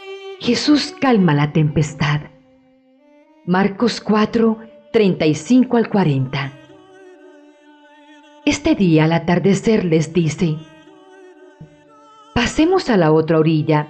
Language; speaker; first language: Spanish; native; Spanish